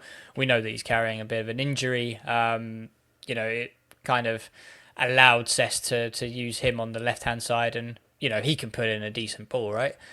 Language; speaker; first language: English; native; English